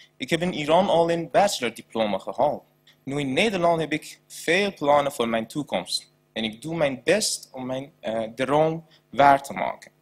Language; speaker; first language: Dutch; non-native, learner; Persian